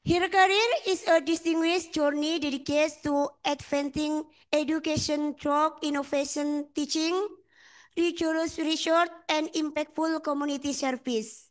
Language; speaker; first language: English; non-native, fluent; Indonesian